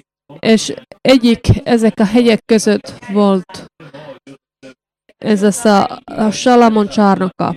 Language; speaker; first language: Hungarian; non-native, learner; Finnish